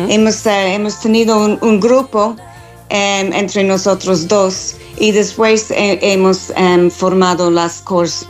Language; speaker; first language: Spanish; non-native, fluent; English